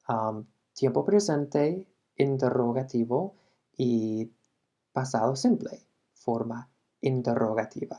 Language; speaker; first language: Spanish; non-native, fluent; English